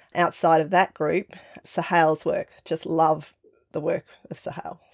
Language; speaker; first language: English; native; English